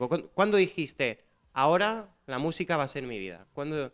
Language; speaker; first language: Spanish; native; Spanish